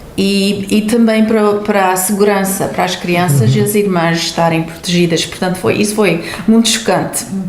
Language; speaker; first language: Portuguese; early bilingual, heritage; Portuguese